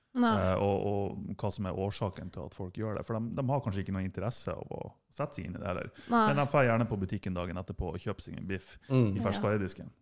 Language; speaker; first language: Norwegian; non-native, fluent; German